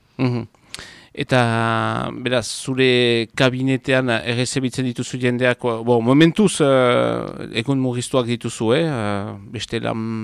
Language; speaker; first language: Basque; native; Basque